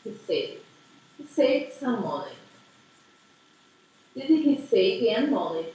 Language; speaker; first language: English; non-native, learner; Portuguese